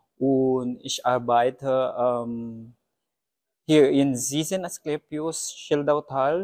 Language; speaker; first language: German; non-native, fluent; Filipino